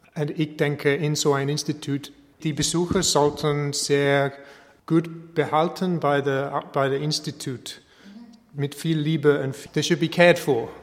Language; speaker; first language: German; non-native, fluent; English